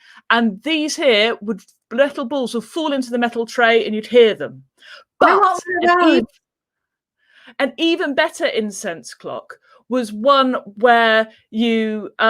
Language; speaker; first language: English; native; English